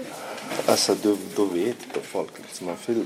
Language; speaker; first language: Swedish; non-native, local second language; Arabic